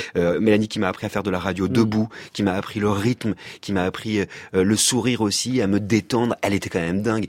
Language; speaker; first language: French; native; French